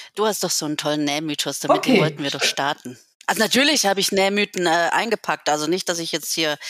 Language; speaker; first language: German; native; German